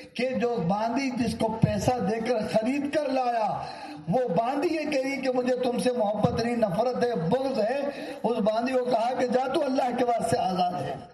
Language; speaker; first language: Urdu; native; Urdu